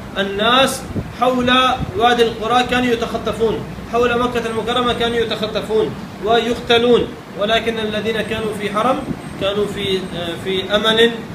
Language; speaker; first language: Arabic; non-native, fluent; Urdu